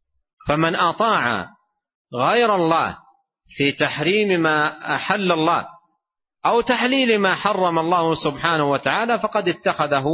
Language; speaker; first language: Arabic; native; Arabic